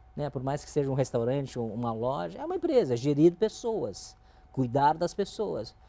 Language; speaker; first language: Portuguese; early bilingual, other home language; Chinese